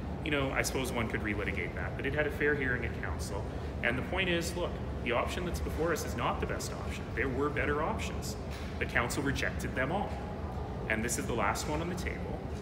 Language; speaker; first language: English; native; English